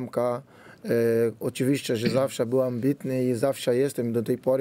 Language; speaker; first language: Polish; non-native, fluent; Portuguese